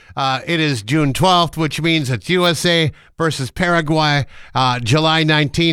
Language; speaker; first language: English; native; English